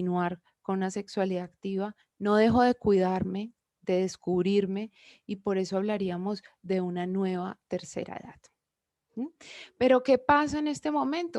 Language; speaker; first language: Spanish; native; Spanish